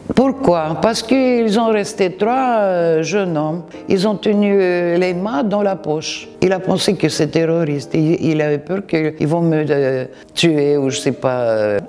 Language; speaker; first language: French; non-native, fluent; Russian